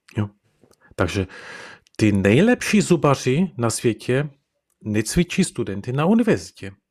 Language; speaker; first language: Czech; early bilingual, heritage; Czech